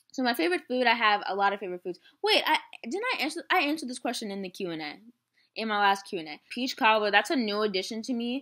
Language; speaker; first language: English; native; English